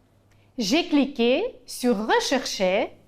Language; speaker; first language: French; non-native, fluent; Ukrainian